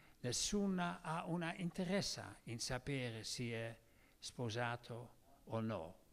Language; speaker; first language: Italian; non-native, learner; Dutch